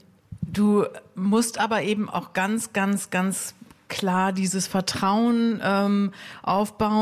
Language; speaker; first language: German; native; German